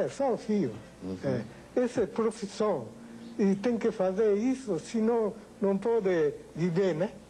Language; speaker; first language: Portuguese; non-native, learner; Japanese